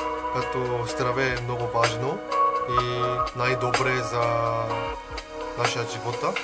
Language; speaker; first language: Bulgarian; non-native, learner; Korean